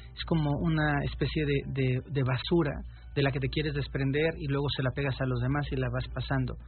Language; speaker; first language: Spanish; native; Spanish